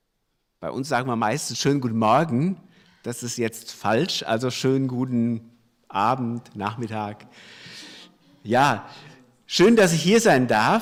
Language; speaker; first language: German; native; German